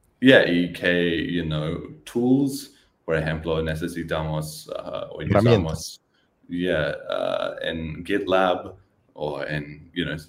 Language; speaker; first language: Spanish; non-native, learner; English